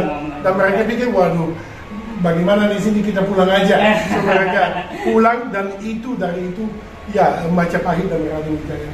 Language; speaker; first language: Indonesian; non-native, fluent; Dutch